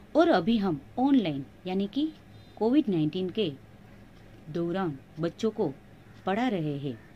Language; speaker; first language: Hindi; non-native, local second language; Gujarati